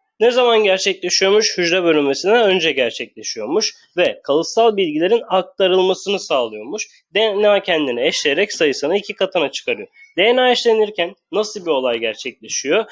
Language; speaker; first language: Turkish; native; Turkish